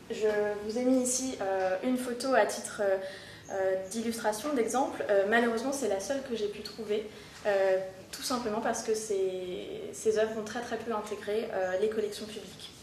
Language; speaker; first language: French; native; French